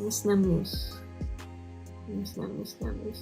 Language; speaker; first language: Filipino; non-native, local second language; Cebuano